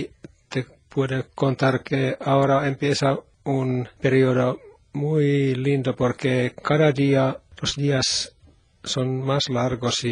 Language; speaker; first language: Spanish; non-native, learner; Finnish